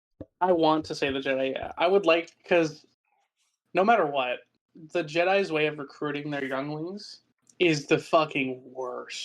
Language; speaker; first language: English; native; English